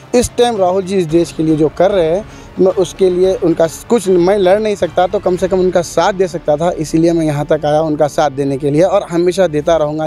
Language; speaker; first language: Hindi; non-native, local second language; Urdu